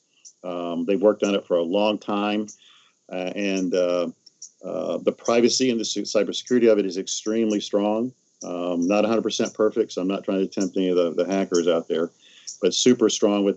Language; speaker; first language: English; native; English